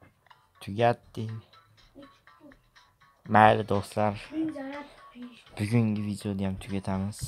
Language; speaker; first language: Turkish; non-native, learner; Uzbek